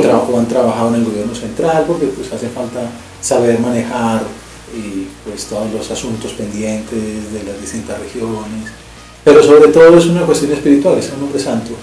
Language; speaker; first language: Spanish; native; Spanish